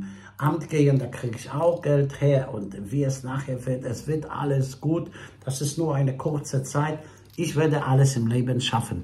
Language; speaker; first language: German; non-native, fluent; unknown